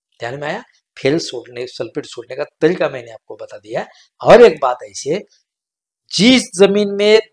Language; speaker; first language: Hindi; non-native, local second language; Marathi